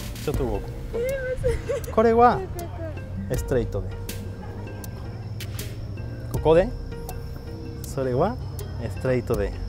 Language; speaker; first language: Japanese; non-native, learner; Spanish